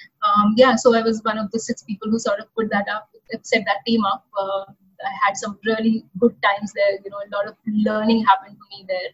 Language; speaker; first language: English; non-native, local second language; Hindi